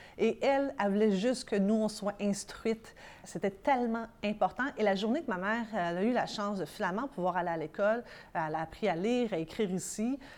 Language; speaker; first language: French; early bilingual, other home language; Arabic